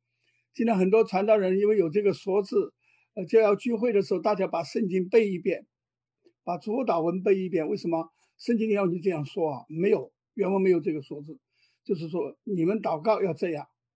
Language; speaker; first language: Chinese; native; Chinese